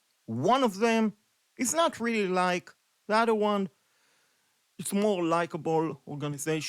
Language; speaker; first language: English; non-native, fluent; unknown